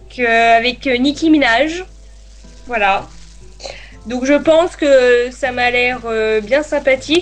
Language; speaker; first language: French; native; French